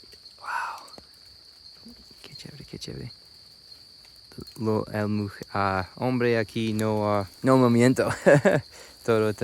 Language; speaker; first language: Spanish; non-native, learner; English